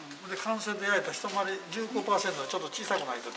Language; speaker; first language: Japanese; native; Japanese